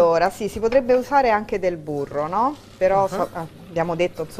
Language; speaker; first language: Italian; native; Italian